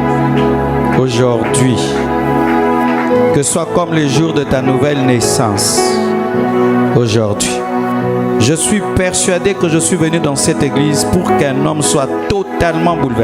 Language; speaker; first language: French; non-native, local second language; Lingala